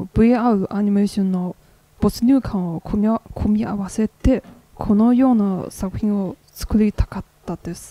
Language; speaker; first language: Japanese; non-native, learner; Chinese